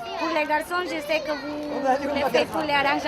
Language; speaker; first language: French; non-native, learner; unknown